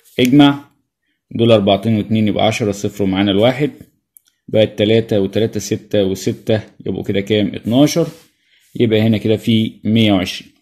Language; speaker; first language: Arabic; native; Arabic